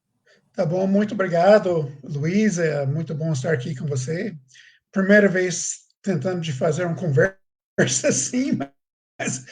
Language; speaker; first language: Portuguese; non-native, fluent; English